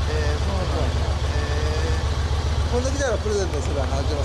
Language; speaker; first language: Japanese; native; Japanese